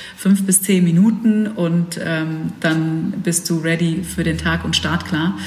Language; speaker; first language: German; early bilingual, other home language; Dutch